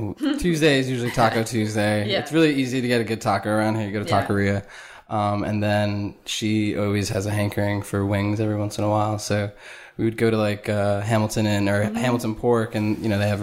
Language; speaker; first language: English; native; English